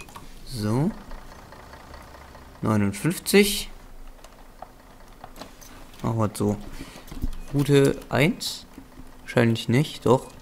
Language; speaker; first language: German; native; German